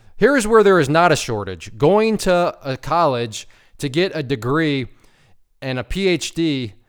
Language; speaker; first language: English; native; English